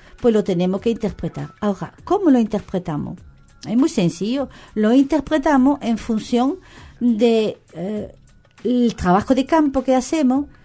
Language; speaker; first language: Spanish; non-native, fluent; French